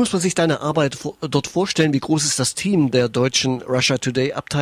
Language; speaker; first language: German; native; German